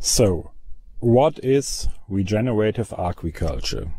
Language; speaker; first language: English; non-native, fluent; German